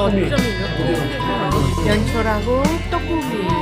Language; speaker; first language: Korean; native; Korean